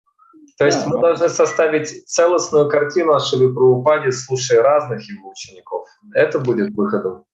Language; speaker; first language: Russian; native; Russian